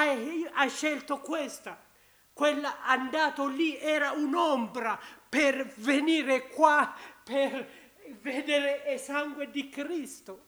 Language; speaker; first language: Italian; non-native, learner; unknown